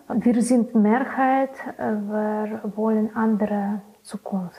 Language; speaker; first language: German; non-native, learner; Belarusian